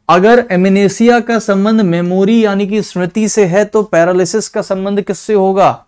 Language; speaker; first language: Hindi; native; Hindi